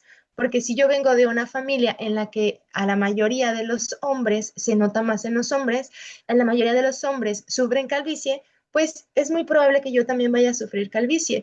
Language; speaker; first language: Spanish; native; Spanish